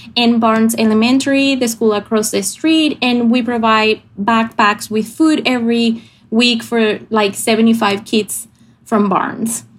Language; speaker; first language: English; non-native, fluent; Spanish